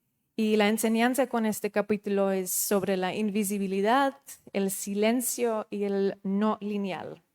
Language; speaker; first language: Spanish; non-native, fluent; Dutch